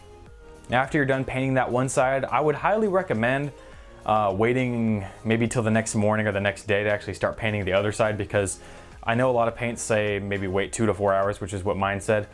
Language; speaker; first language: English; native; English